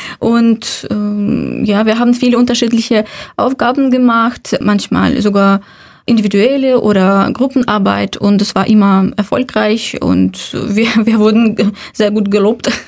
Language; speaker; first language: German; non-native, fluent; Russian